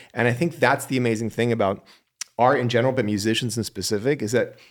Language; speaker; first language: English; native; English